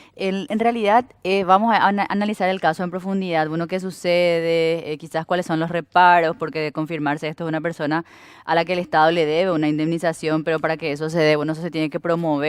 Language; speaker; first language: Spanish; native; Spanish